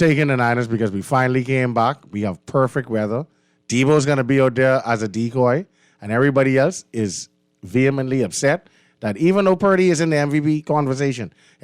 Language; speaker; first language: English; native; English